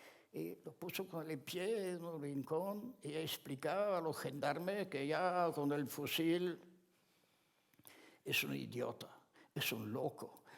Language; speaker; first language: Spanish; non-native, fluent; Ladino